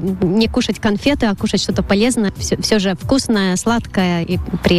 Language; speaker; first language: Russian; non-native, local second language; Latvian